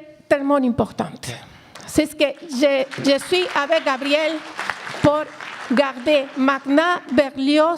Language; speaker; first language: French; non-native, learner; Spanish